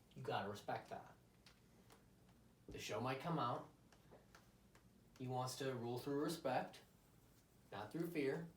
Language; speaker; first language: English; native; English